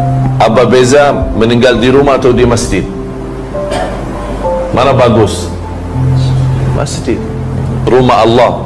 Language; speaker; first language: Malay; non-native, fluent; Arabic